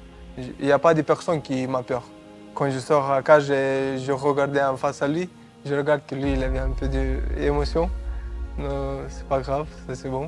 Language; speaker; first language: French; non-native, learner; Romanian